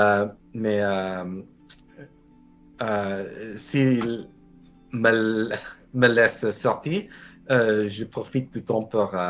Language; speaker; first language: French; non-native, fluent; English